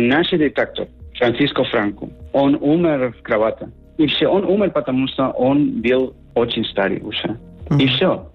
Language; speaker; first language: Russian; non-native, fluent; Spanish